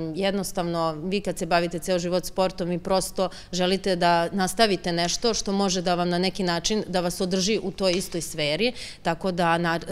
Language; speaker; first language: Serbian; native; Serbian